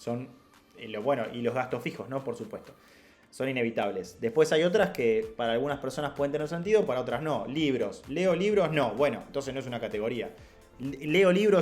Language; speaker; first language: Spanish; native; Spanish